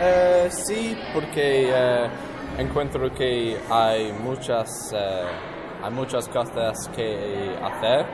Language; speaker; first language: Spanish; non-native, learner; English